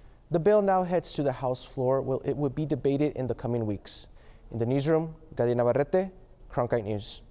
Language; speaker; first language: English; early bilingual, other home language; Spanish